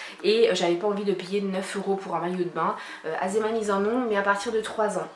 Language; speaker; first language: French; native; French